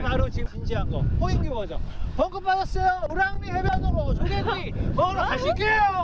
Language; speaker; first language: Korean; native; Korean